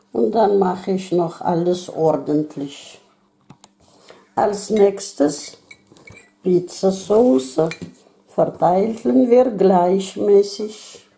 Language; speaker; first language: German; non-native, fluent; Russian